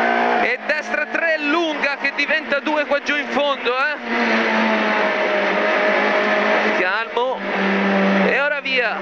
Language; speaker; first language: Italian; native; Italian